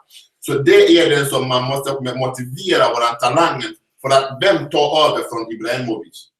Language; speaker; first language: Swedish; non-native, fluent; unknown